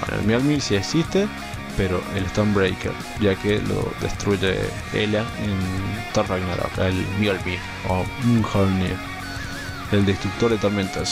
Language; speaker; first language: Spanish; native; Spanish